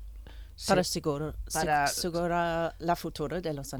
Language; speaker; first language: Spanish; non-native, learner; English